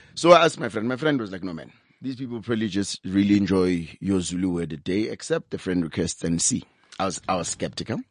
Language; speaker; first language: English; non-native, local second language; Zulu